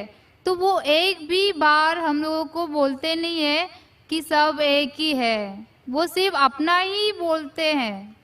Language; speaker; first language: Hindi; non-native, local second language; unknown